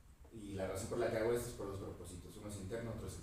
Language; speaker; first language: Spanish; native; Spanish